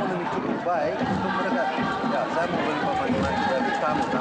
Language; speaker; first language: Indonesian; non-native, fluent; English